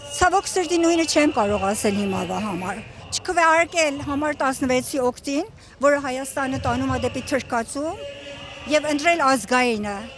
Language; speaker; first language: Armenian; early bilingual, heritage; Armenian